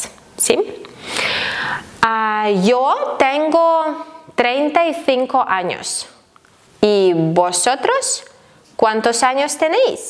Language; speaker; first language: Spanish; non-native, fluent; Ukrainian